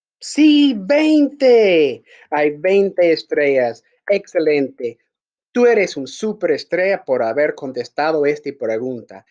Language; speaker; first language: Spanish; non-native, fluent; English